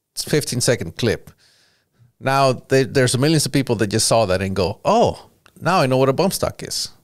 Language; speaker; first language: English; early bilingual, other home language; Spanish